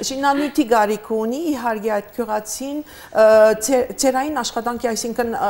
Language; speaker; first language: Armenian; early bilingual, heritage; Armenian